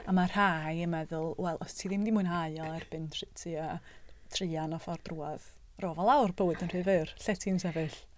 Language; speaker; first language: Welsh; native; Welsh